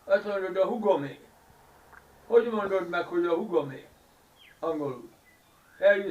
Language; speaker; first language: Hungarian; early bilingual, heritage; Hungarian